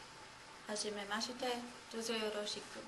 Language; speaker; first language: Japanese; non-native, learner; English